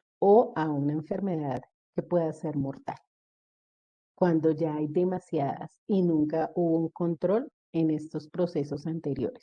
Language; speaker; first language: Spanish; native; Spanish